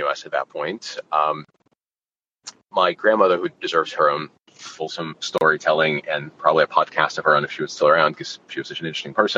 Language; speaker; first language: English; non-native, fluent; Russian